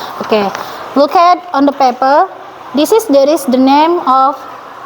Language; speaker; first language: English; non-native, learner; Indonesian